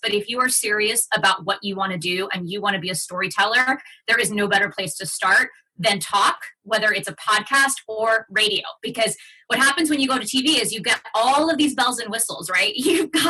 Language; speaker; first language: English; early bilingual, other home language; Spanish